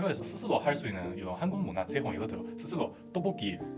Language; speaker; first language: Korean; non-native, fluent; Chinese